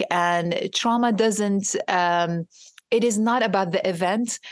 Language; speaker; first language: English; non-native, fluent; Arabic